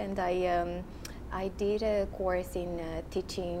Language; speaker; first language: English; non-native, fluent; Romanian